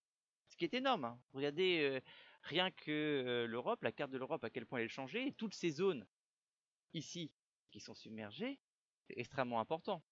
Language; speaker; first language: French; native; French